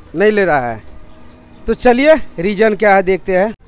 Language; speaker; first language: Hindi; non-native, local second language; Bangla